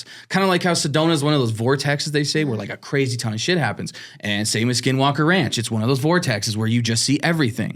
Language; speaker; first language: English; native; English